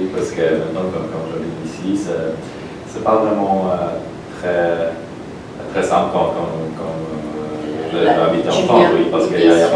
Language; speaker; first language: French; non-native, learner; Polish